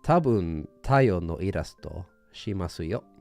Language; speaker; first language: Japanese; non-native, learner; English